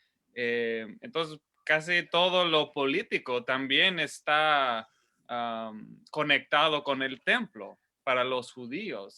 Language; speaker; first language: Spanish; non-native, fluent; English